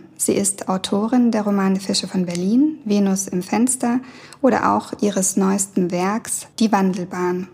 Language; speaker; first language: German; early bilingual, other home language; Russian